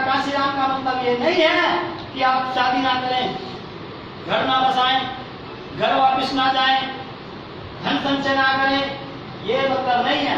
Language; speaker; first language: Hindi; native; Hindi